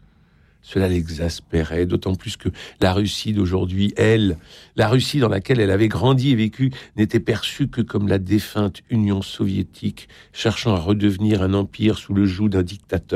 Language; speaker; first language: French; native; French